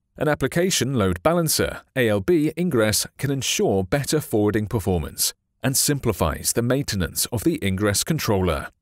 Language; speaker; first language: English; non-native, fluent; Chinese